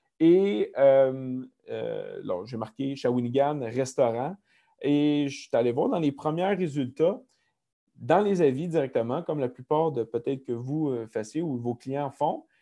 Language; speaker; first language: French; native; French